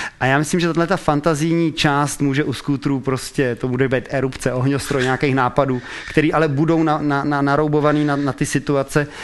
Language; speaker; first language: Czech; native; Czech